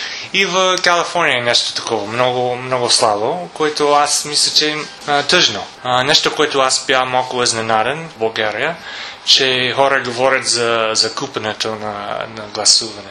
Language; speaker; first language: Bulgarian; non-native, learner; English